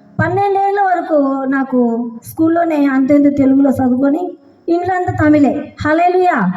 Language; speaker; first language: Telugu; non-native, local second language; Tamil